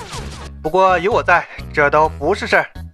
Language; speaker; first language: Chinese; native; Chinese